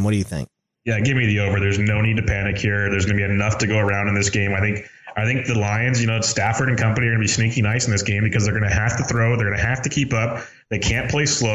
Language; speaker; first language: English; native; English